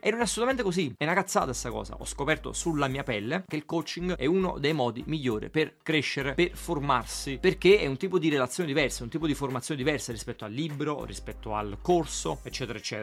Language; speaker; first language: Italian; native; Italian